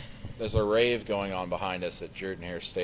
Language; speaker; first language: English; native; English